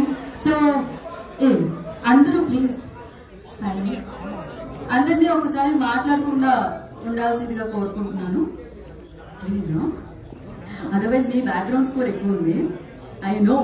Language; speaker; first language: Telugu; native; Telugu